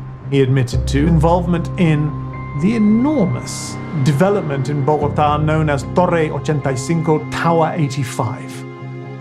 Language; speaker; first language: English; native; English